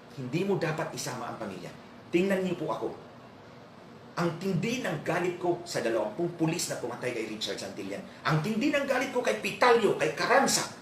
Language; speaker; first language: Filipino; non-native, local second language; Cebuano